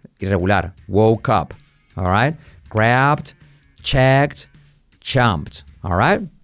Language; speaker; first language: English; non-native, fluent; Spanish